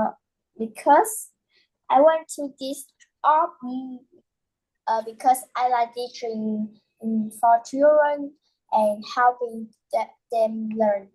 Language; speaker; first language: English; non-native, learner; Vietnamese